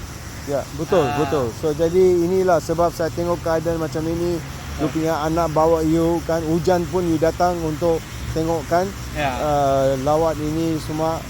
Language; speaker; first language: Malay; non-native, local second language; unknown